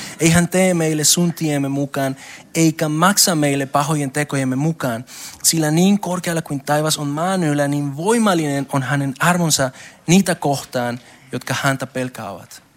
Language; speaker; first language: Finnish; non-native, learner; Spanish